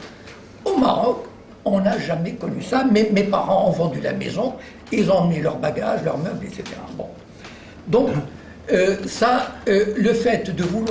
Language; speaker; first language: French; native; French